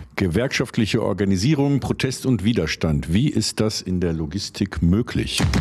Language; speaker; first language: German; native; German